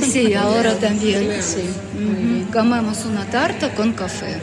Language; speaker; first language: Spanish; non-native, learner; Ukrainian